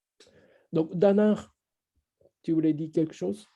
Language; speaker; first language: French; non-native, fluent; Japanese